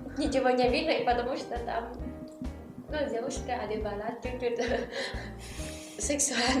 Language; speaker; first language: Russian; non-native, learner; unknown